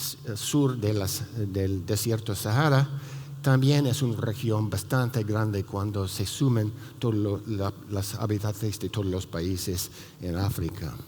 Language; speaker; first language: Spanish; non-native, fluent; English